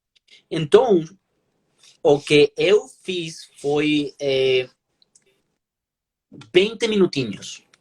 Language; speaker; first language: Portuguese; non-native, learner; Spanish